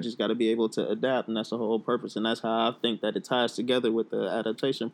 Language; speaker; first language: English; native; English